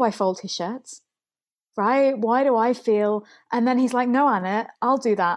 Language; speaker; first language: English; native; English